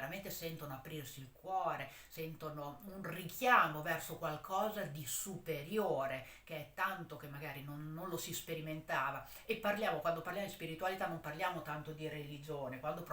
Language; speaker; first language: Italian; native; Italian